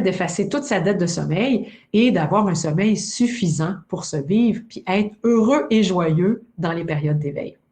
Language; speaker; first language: French; native; French